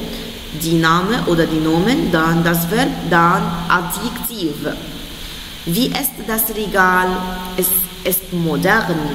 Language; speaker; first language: German; non-native, fluent; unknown